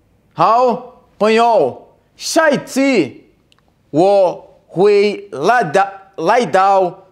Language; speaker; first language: Chinese; non-native, learner; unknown